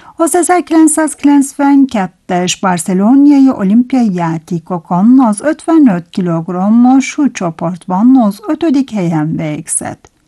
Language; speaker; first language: Hungarian; non-native, fluent; Turkish